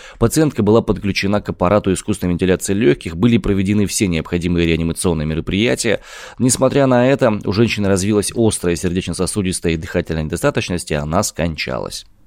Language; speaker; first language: Russian; native; Russian